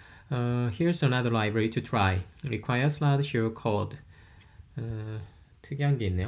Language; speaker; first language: English; non-native, fluent; Korean